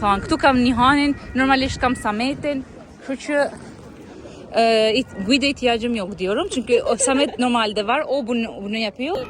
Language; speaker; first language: Turkish; non-native, fluent; Albanian